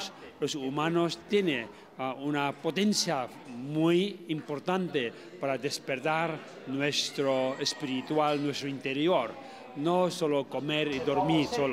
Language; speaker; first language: Spanish; non-native, learner; Tibetan